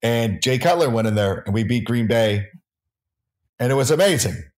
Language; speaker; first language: English; native; English